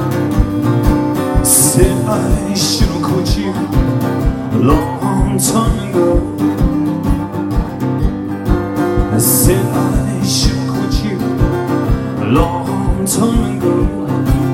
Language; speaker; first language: English; native; English